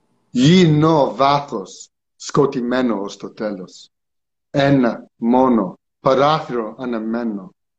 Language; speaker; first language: Greek; early bilingual, other home language; English